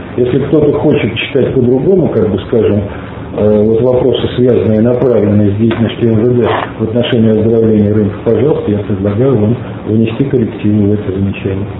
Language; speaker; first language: Russian; native; Russian